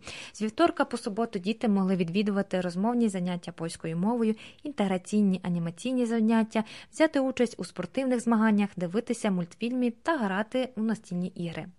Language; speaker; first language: Ukrainian; native; Ukrainian